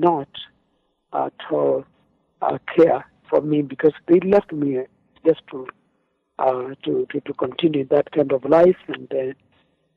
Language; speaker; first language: English; non-native, local second language; Kamba